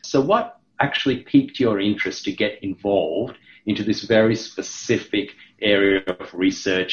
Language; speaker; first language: English; non-native, local second language; Sinhala